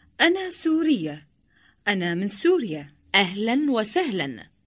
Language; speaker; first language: Arabic; non-native, learner; Indonesian